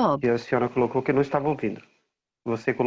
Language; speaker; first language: Portuguese; native; Portuguese